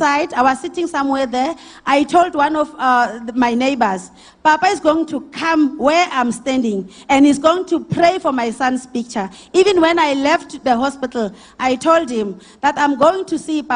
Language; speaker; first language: English; non-native, local second language; Northern Sotho